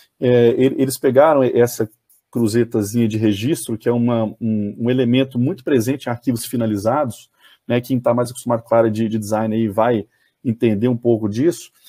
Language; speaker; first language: Portuguese; native; Portuguese